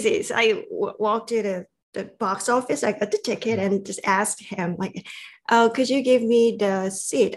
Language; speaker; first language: English; non-native, fluent; Korean